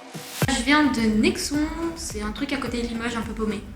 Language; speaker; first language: French; native; French